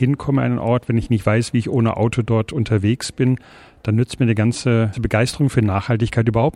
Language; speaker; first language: German; native; German